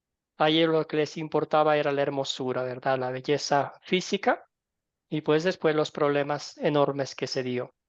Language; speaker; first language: Spanish; native; Spanish